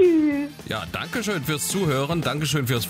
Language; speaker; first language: German; native; German